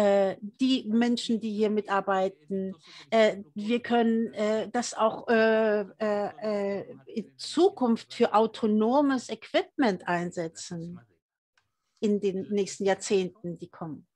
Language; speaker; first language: German; early bilingual, heritage; German